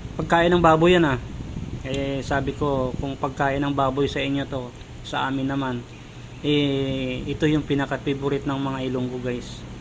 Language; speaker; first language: Filipino; non-native, local second language; Hiligaynon